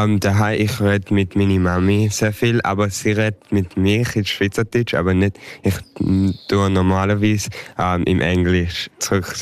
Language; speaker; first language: German; early bilingual, heritage; English